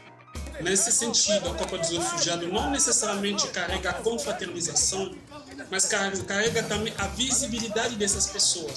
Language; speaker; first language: Portuguese; non-native, fluent; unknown